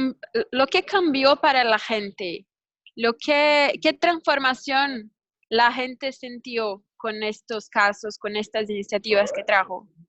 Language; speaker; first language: Spanish; non-native, learner; Portuguese